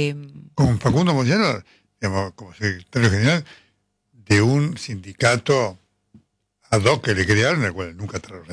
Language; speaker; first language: Spanish; native; Spanish